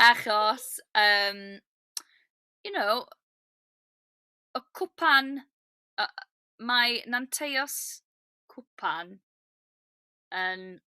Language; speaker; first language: Welsh; non-native, learner; English